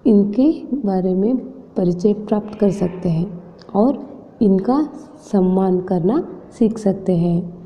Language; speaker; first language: Hindi; non-native, local second language; Kannada